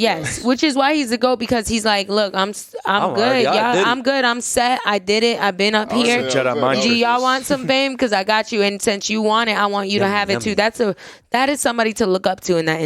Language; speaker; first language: English; native; English